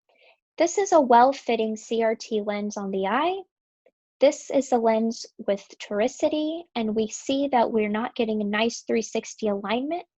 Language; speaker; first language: English; native; English